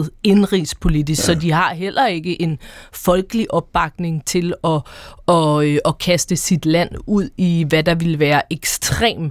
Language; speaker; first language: Danish; native; Danish